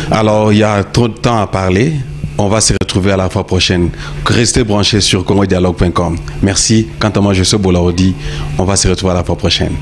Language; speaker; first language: French; non-native, local second language; Lingala